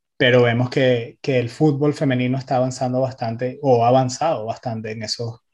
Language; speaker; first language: Spanish; early bilingual, heritage; Spanish